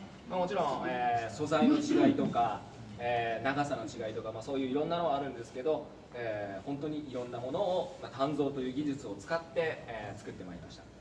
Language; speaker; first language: Japanese; native; Japanese